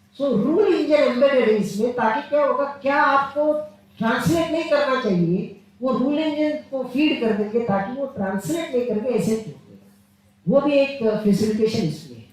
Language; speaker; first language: Hindi; non-native, local second language; Telugu